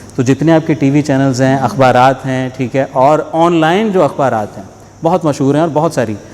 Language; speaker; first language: Urdu; non-native, local second language; Punjabi